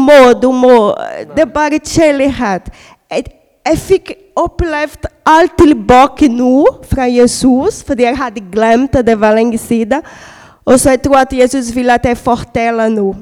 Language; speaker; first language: Norwegian; non-native, learner; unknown